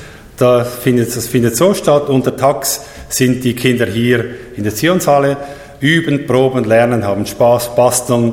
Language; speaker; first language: German; native; German